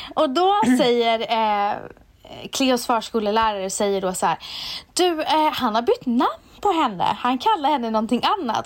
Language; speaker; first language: Swedish; native; Swedish